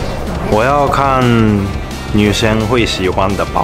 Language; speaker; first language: Chinese; non-native, learner; Japanese